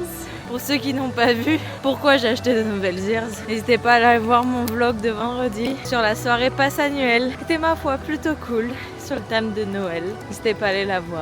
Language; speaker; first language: French; native; French